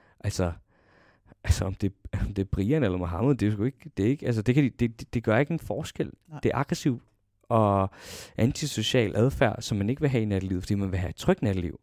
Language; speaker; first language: Danish; early bilingual, other home language; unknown